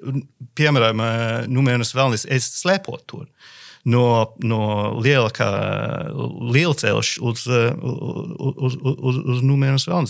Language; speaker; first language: Latvian; non-native, learner; English